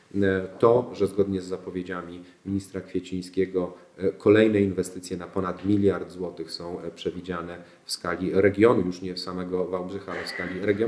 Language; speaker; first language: Polish; native; Polish